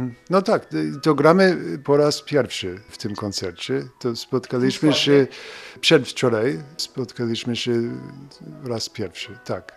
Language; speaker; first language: Polish; non-native, learner; English